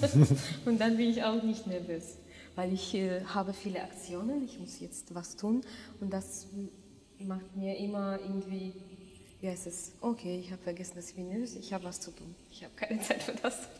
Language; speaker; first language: German; non-native, fluent; Russian